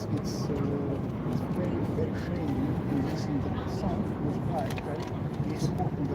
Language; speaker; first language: English; non-native, learner; Ukrainian